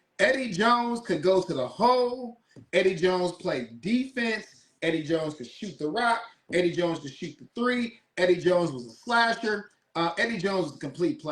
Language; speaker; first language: English; native; English